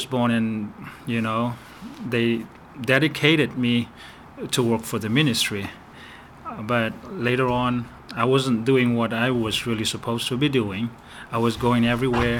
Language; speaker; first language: English; non-native, fluent; Burmese